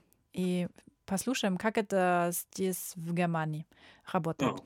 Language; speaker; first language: Russian; non-native, learner; German